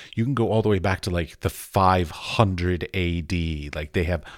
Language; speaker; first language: English; early bilingual, other home language; Finnish